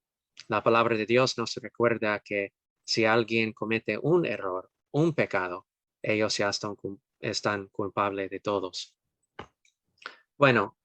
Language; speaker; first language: Spanish; non-native, fluent; English